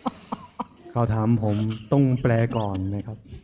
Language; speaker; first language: Thai; non-native, fluent; Chinese